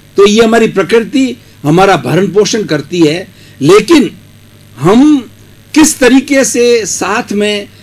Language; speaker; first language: Hindi; native; Hindi